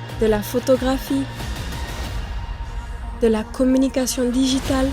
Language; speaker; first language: French; native; French